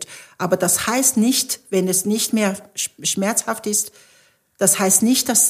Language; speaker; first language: German; non-native, fluent; Chinese